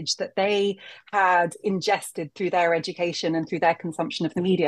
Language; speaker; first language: English; native; English